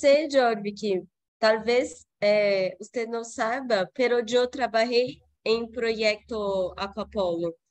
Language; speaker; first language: Spanish; non-native, fluent; Portuguese